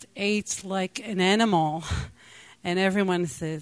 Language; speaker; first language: English; non-native, fluent; Hebrew